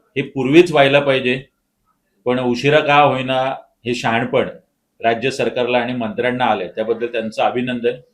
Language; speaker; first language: Marathi; native; Marathi